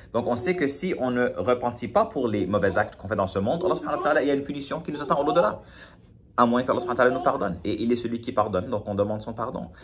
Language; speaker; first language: French; native; French